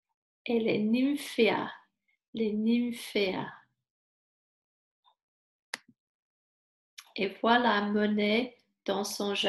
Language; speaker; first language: French; non-native, fluent; English